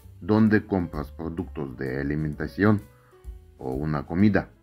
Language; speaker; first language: Spanish; non-native, fluent; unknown